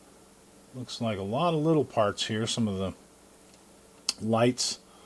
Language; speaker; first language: English; native; English